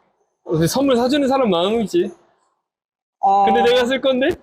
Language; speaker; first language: Korean; native; Korean